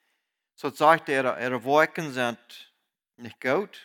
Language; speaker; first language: German; non-native, learner; Plautdietsch